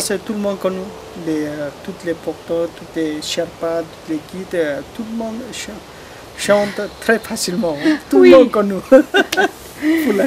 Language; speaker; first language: French; non-native, learner; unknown